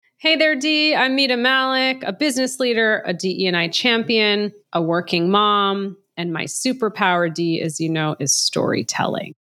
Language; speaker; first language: English; native; English